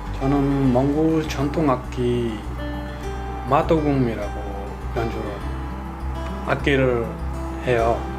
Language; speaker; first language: Korean; non-native, fluent; Mongolian